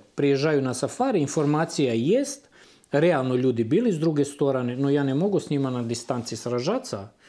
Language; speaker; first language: Russian; non-native, fluent; Serbian